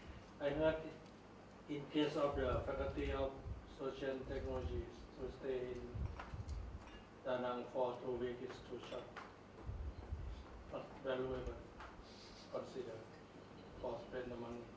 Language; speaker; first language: English; non-native, learner; Thai